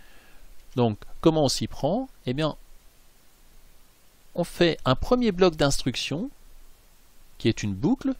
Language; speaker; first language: French; native; French